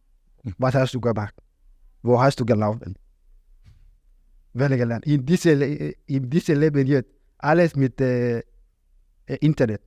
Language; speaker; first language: German; non-native, learner; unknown